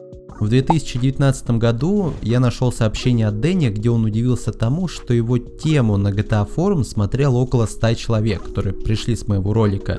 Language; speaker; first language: Russian; native; Russian